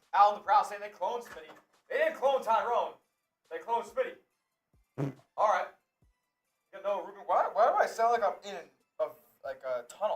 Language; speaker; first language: English; native; English